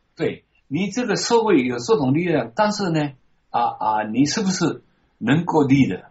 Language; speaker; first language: Chinese; non-native, local second language; Min Nan Chinese